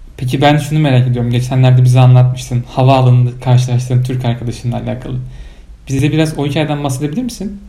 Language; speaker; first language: Turkish; native; Turkish